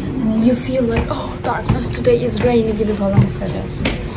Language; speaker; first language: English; non-native, learner; Turkish